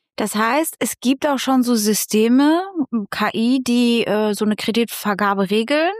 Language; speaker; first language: German; early bilingual, other home language; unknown